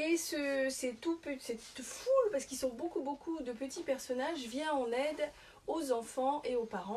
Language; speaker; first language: French; native; French